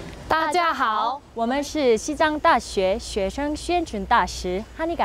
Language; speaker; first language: Chinese; non-native, learner; Korean